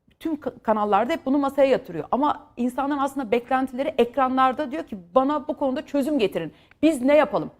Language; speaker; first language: Turkish; native; Turkish